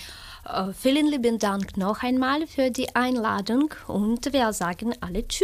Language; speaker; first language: German; non-native, fluent; Ukrainian